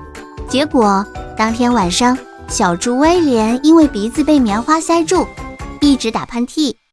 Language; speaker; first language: Chinese; native; Chinese